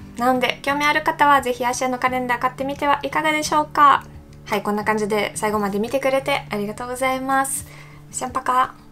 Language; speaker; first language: Japanese; non-native, fluent; Russian